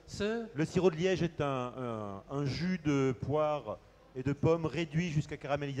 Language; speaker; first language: French; native; French